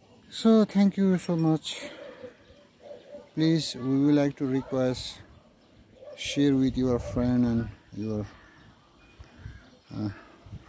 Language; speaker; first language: English; non-native, learner; Nepali